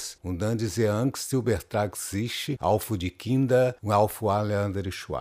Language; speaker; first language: German; non-native, learner; Portuguese